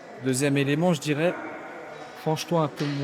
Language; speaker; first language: French; native; French